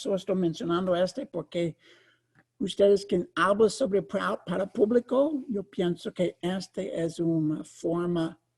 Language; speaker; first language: Spanish; non-native, fluent; English